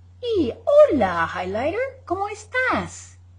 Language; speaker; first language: Spanish; non-native, fluent; English